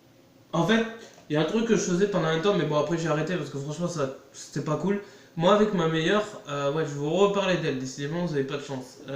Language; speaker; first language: French; native; French